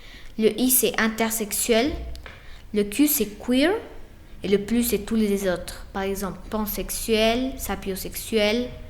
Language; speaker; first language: French; non-native, fluent; Spanish